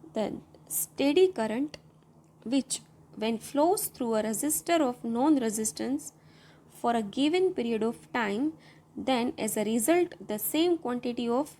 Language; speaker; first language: English; non-native, local second language; Gujarati